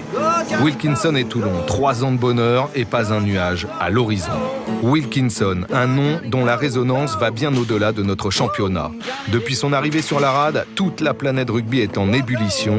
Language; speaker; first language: French; native; French